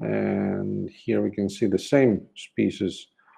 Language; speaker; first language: English; non-native, fluent; Greek